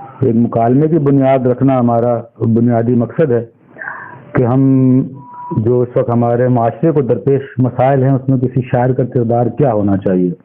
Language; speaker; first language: Urdu; native; Urdu